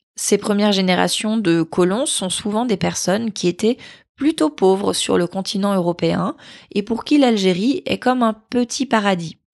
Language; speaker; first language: French; native; French